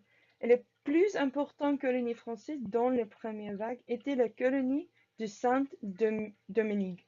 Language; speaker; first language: French; non-native, learner; English